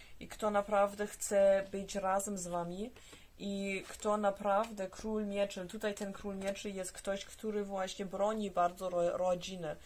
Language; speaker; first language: Polish; early bilingual, heritage; Polish